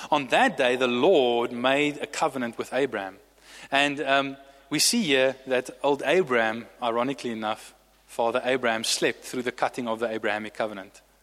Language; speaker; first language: English; non-native, local second language; Afrikaans